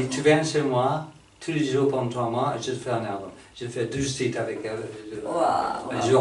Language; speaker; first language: French; non-native, fluent; English